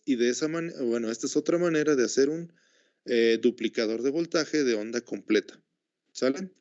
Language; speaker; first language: Spanish; native; Spanish